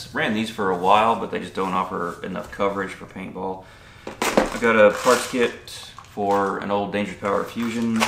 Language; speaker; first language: English; native; English